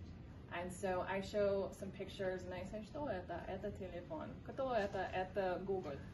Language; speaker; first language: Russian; non-native, fluent; English